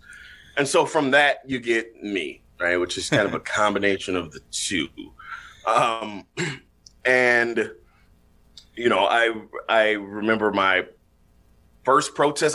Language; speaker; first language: English; native; English